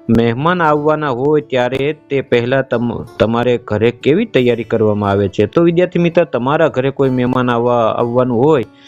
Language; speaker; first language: Gujarati; native; Gujarati